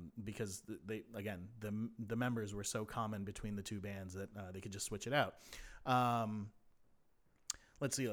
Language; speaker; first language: English; native; English